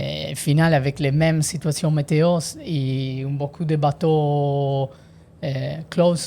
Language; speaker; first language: French; non-native, learner; Italian